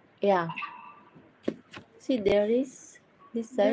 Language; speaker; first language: English; non-native, learner; Bangla